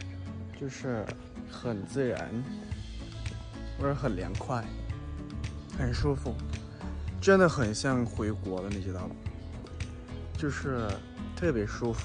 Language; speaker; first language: Chinese; non-native, fluent; Thai